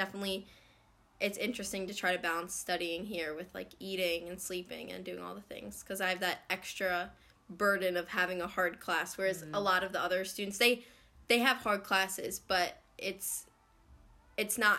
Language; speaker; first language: English; native; English